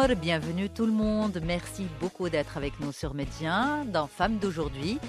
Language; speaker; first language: French; non-native, local second language; Arabic